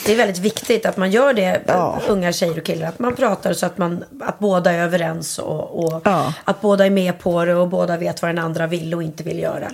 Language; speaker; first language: Swedish; native; Swedish